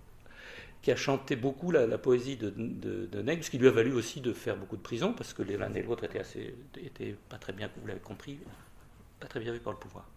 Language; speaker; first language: French; native; French